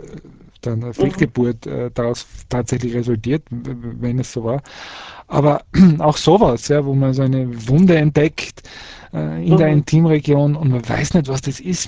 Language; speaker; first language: German; early bilingual, other home language; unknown